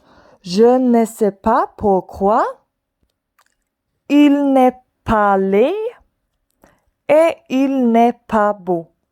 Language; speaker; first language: French; non-native, fluent; Swedish